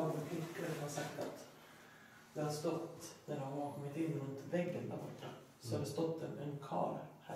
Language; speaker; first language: Swedish; native; Swedish